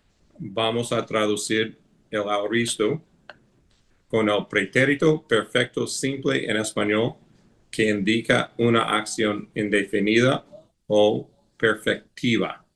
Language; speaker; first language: Spanish; non-native, fluent; English